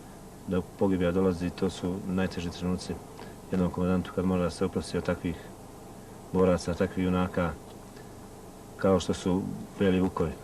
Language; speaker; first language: Bosnian; native; Bosnian